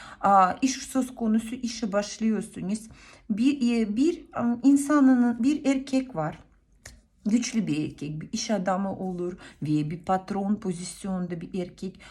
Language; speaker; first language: Turkish; non-native, fluent; Russian